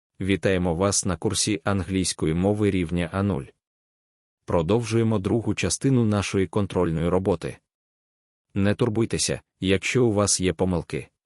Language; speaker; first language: Ukrainian; native; Ukrainian